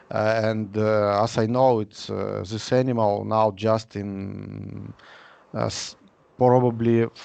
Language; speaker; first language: English; non-native, learner; Russian